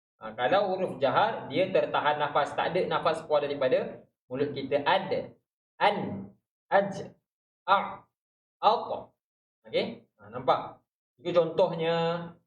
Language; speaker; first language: Malay; native; Malay